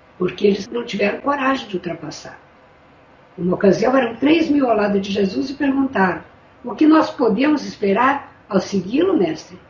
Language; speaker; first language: Portuguese; native; Portuguese